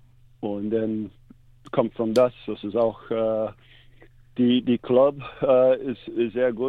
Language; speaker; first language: German; non-native, learner; English